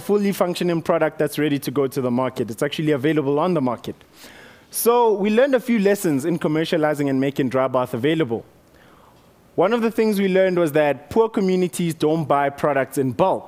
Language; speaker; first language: English; non-native, local second language; Northern Sotho